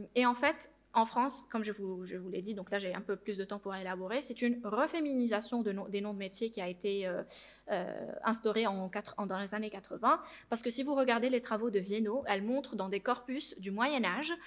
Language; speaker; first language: French; non-native, local second language; Arabic